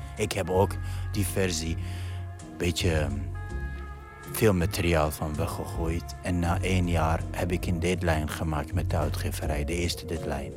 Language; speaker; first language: Dutch; non-native, fluent; Arabic